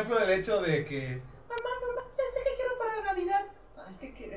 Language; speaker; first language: Spanish; native; Spanish